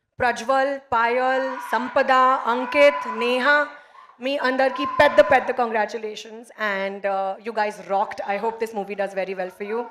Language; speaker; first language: Telugu; non-native, learner; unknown